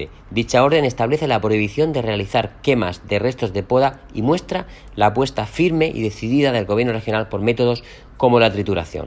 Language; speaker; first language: Spanish; native; Spanish